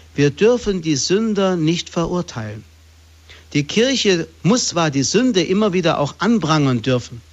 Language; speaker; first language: German; native; German